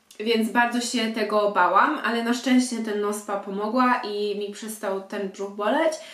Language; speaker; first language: Polish; early bilingual, heritage; Polish